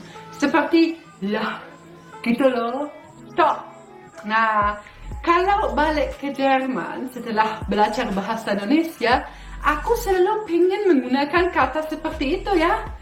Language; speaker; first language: Indonesian; non-native, fluent; German